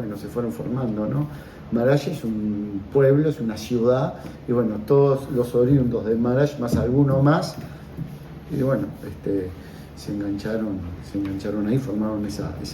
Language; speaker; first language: Spanish; native; Spanish